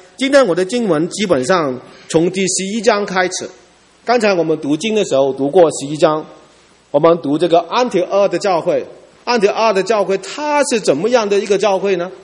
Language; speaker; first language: Chinese; non-native, local second language; Cantonese